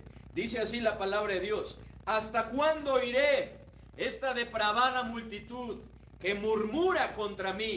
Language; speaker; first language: Spanish; native; Spanish